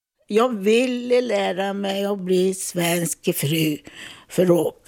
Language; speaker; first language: Swedish; non-native, fluent; Italian